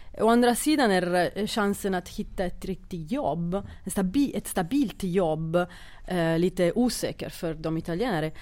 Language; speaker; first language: Swedish; non-native, fluent; Italian